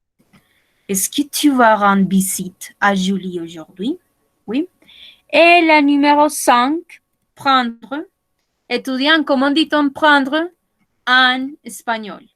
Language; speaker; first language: French; non-native, fluent; Spanish